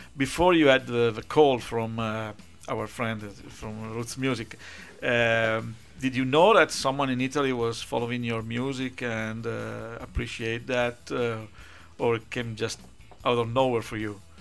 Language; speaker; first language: English; non-native, fluent; Italian